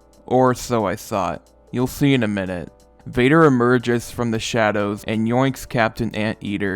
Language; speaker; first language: English; native; English